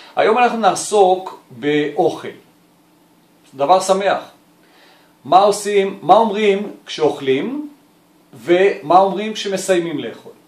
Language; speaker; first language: Hebrew; non-native, local second language; Arabic